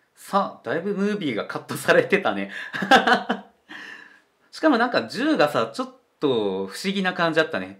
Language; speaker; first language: Japanese; native; Japanese